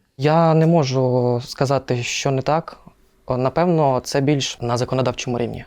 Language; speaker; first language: Ukrainian; non-native, local second language; Russian